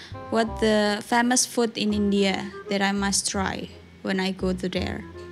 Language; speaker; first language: English; non-native, learner; Indonesian